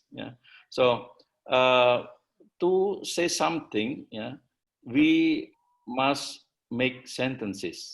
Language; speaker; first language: English; non-native, learner; Indonesian